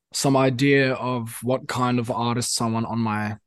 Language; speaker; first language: English; non-native, local second language; Afrikaans